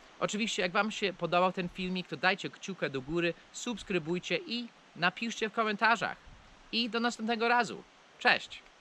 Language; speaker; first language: Polish; non-native, fluent; English